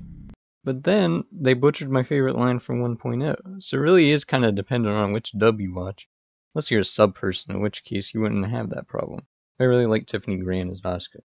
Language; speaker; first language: English; native; English